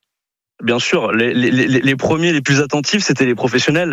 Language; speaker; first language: French; native; French